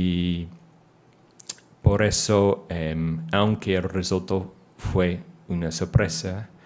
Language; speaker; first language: Spanish; non-native, fluent; English